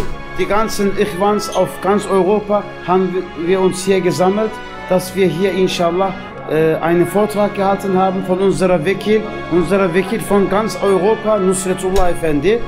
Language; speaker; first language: German; early bilingual, other home language; Turkish